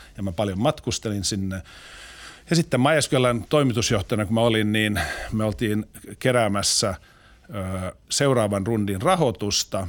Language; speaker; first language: Finnish; non-native, local second language; Swedish